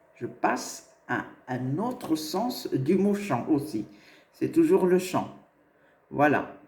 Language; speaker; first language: French; non-native, local second language; Arabic